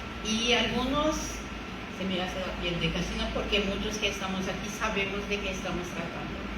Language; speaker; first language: Spanish; non-native, fluent; Portuguese